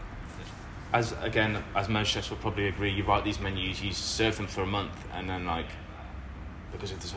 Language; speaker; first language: English; native; English